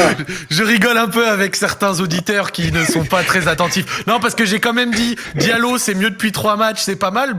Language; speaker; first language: French; native; French